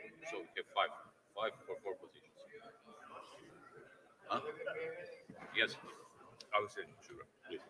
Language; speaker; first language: English; non-native, fluent; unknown